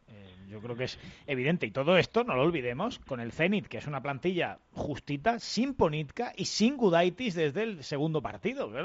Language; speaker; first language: Spanish; native; Spanish